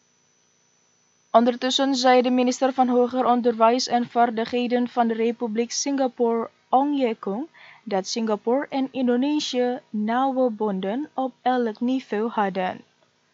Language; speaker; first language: Dutch; non-native, fluent; Indonesian